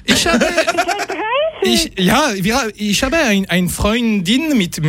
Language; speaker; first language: German; non-native, learner; French